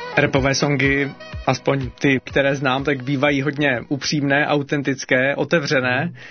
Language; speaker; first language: Czech; native; Czech